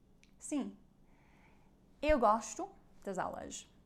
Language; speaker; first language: Portuguese; non-native, learner; German